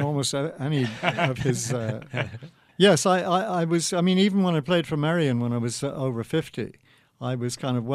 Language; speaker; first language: English; native; English